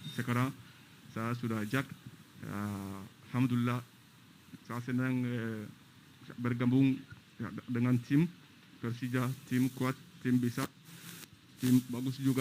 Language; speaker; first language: Indonesian; non-native, learner; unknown